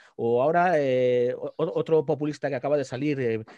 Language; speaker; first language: Spanish; native; Spanish